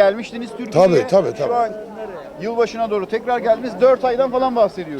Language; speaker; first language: Turkish; native; Turkish